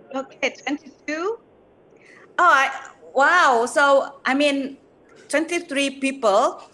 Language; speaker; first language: English; non-native, fluent; Malay